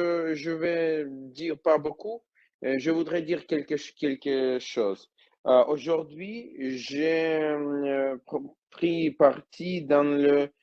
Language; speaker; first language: French; non-native, learner; Ukrainian